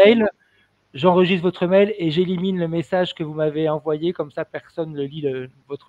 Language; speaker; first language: French; native; French